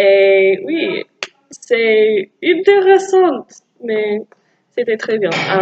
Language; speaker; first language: French; non-native, learner; English